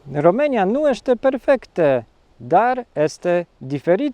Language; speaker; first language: Romanian; non-native, learner; Polish